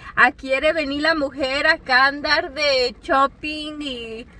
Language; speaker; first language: Spanish; early bilingual, other home language; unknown